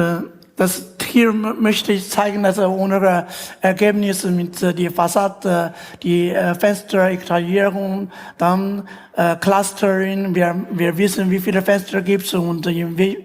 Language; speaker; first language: German; non-native, learner; Chinese